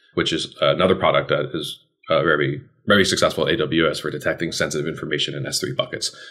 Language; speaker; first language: English; native; English